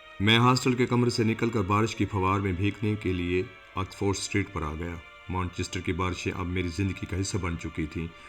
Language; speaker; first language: Urdu; non-native, local second language; Sindhi